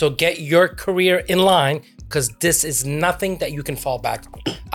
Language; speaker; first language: English; non-native, fluent; French